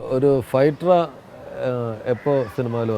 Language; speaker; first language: Tamil; non-native, fluent; Malayalam